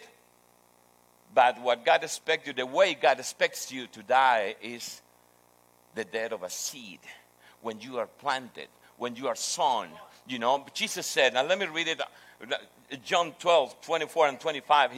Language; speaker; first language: English; non-native, fluent; Spanish